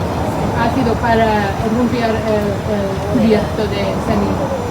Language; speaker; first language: Spanish; non-native, learner; English